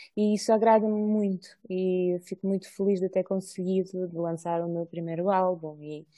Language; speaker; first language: Portuguese; non-native, fluent; Russian